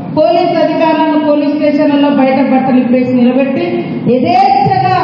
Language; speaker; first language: Telugu; native; Telugu